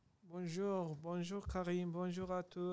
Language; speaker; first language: French; non-native, learner; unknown